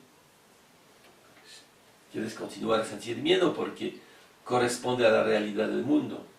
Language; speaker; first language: Spanish; non-native, fluent; French